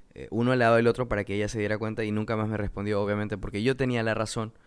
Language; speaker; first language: Spanish; native; Spanish